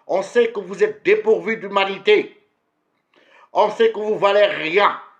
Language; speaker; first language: French; non-native, local second language; Arabic